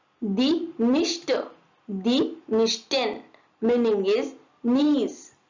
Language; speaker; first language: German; non-native, learner; Hindi